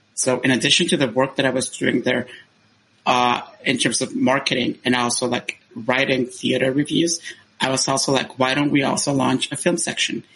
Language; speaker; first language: English; non-native, fluent; Spanish